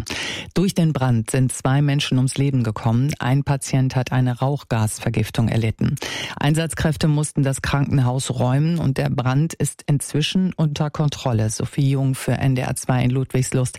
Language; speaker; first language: German; native; German